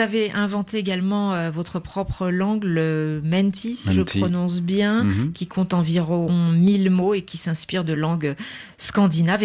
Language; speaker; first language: French; native; French